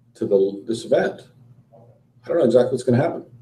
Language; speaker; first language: English; native; English